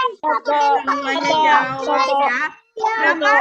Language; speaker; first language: Malay; native; Malay